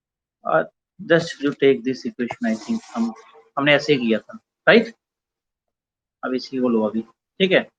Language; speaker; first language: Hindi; non-native, local second language; Punjabi